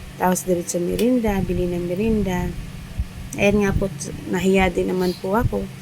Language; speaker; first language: Filipino; non-native, local second language; Iloko